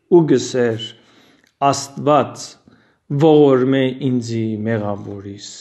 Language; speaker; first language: Armenian; native; Armenian